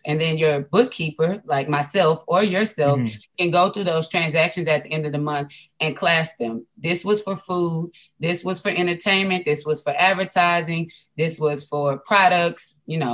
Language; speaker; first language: English; native; English